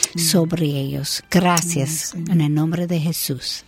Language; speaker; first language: Spanish; non-native, fluent; English